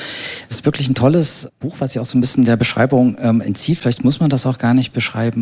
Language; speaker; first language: German; native; German